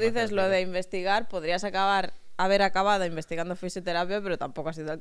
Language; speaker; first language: Spanish; native; Spanish